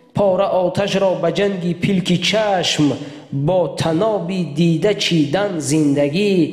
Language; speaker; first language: Tajik; native; Tajik